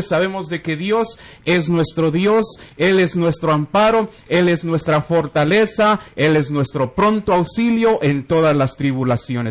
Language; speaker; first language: Spanish; native; Spanish